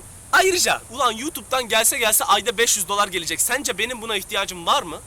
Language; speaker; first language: Turkish; native; Turkish